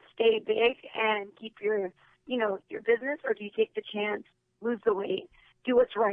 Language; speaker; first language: English; native; English